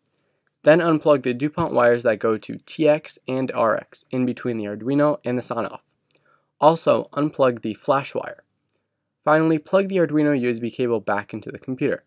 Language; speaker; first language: English; native; English